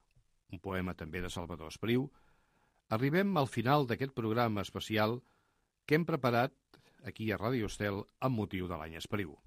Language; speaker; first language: Catalan; native; Catalan